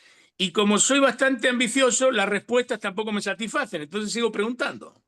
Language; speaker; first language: Spanish; native; Spanish